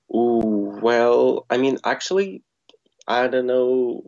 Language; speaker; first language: English; non-native, fluent; Russian